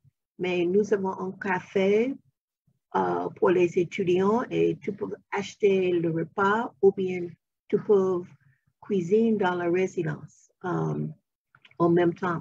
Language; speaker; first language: French; non-native, fluent; English